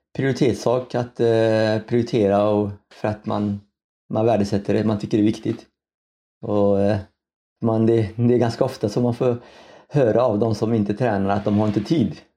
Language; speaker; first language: Swedish; early bilingual, other home language; Somali